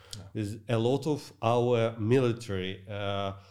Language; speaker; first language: English; non-native, learner; Ukrainian